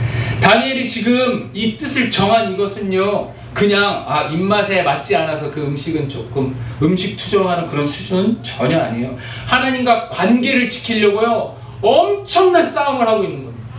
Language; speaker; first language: Korean; native; Korean